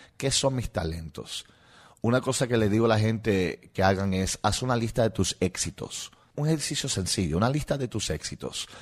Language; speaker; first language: Spanish; non-native, local second language; English